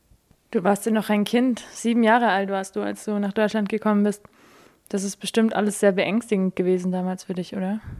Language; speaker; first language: German; native; German